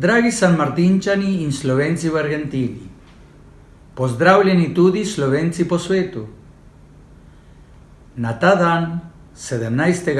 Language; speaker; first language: Slovenian; early bilingual, heritage; Spanish